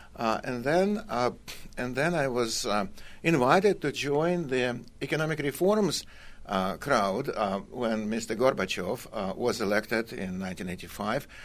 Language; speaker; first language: English; non-native, fluent; Russian